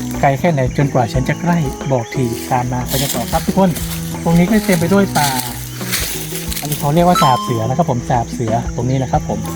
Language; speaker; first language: Thai; native; Thai